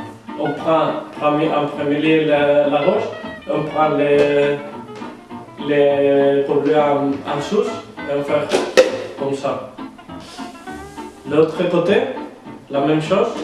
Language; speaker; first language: French; non-native, learner; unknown